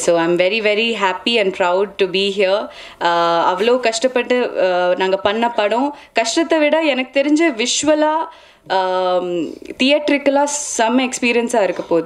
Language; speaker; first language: Tamil; non-native, local second language; Malayalam